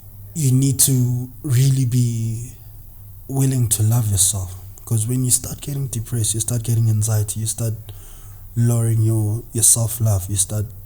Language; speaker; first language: English; non-native, local second language; Zulu